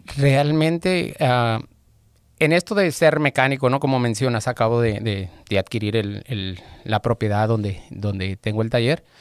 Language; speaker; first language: Spanish; native; Spanish